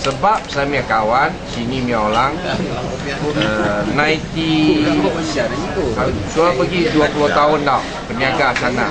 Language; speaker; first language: Indonesian; non-native, local second language; Chinese